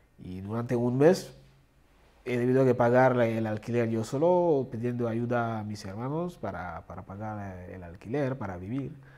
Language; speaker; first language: Spanish; non-native, fluent; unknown